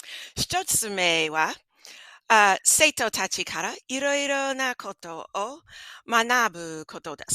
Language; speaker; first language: Japanese; non-native, fluent; English